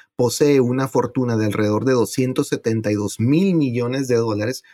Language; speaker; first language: Spanish; native; Spanish